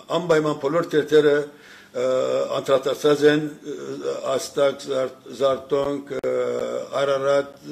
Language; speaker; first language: Armenian; early bilingual, heritage; Armenian